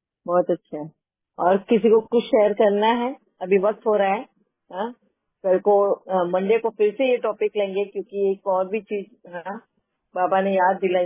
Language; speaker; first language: Hindi; native; Hindi